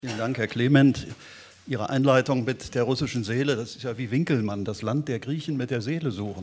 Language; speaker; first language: German; native; German